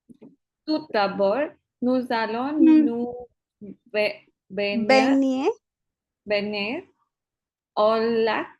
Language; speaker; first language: French; non-native, learner; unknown